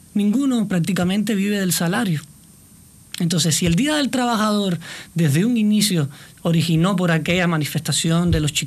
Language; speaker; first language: Spanish; native; Spanish